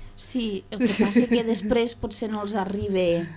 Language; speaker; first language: Catalan; non-native, learner; Spanish